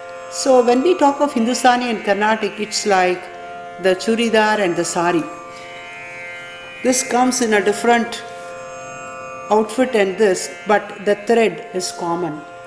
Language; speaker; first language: English; non-native, local second language; Tamil